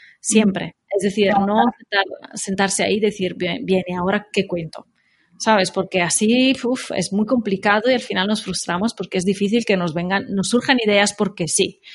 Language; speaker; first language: Spanish; non-native, fluent; Italian